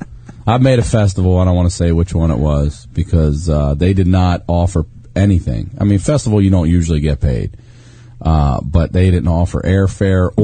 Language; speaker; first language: English; native; English